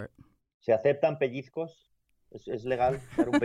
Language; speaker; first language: Spanish; native; Spanish